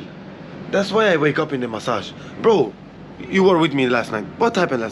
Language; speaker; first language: English; non-native, learner; Portuguese